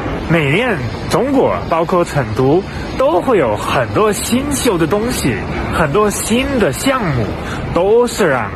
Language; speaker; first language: Chinese; non-native, fluent; German